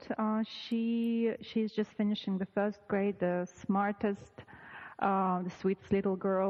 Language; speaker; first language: English; non-native, fluent; Russian